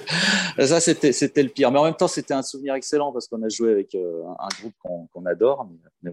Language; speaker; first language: French; native; French